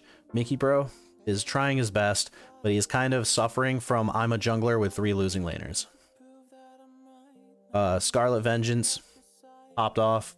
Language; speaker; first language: English; native; English